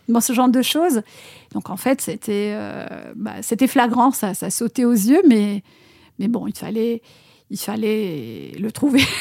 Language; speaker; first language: French; non-native, fluent; Spanish